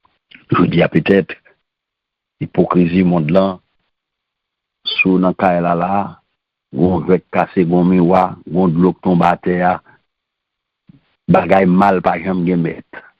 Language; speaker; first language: French; non-native, local second language; Haitian Creole